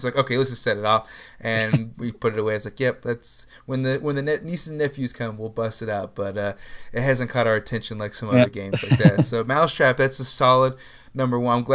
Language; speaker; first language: English; native; English